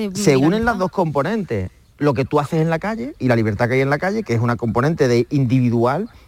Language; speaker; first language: Spanish; native; Spanish